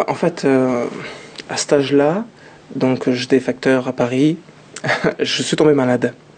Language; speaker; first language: French; early bilingual, other home language; Arabic